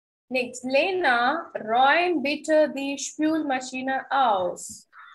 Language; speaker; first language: German; non-native, fluent; Hindi